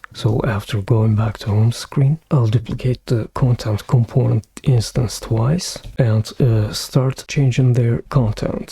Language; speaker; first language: English; non-native, fluent; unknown